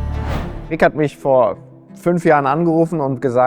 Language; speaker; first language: German; native; German